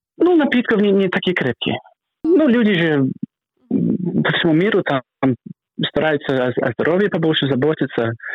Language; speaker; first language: Russian; non-native, fluent; English